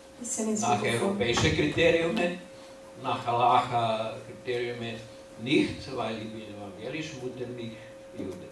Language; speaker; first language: German; non-native, learner; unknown